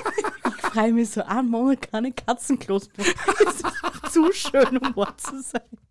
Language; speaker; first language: German; native; German